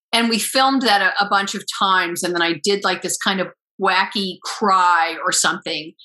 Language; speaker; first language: English; native; English